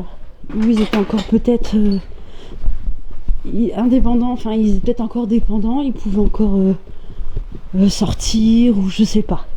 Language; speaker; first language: French; native; French